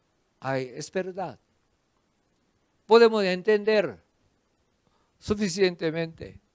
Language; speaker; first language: Spanish; non-native, fluent; Korean